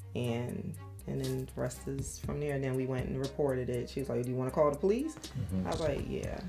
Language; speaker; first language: English; native; English